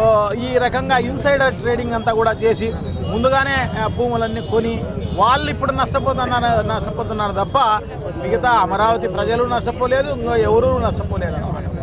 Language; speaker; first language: Telugu; native; Telugu